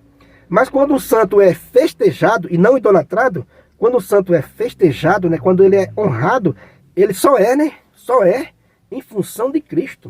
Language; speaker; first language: Portuguese; native; Portuguese